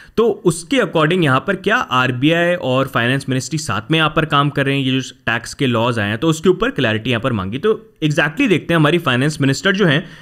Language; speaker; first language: Hindi; native; Hindi